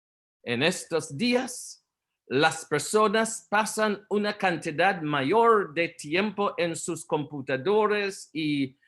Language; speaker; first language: Spanish; non-native, learner; Portuguese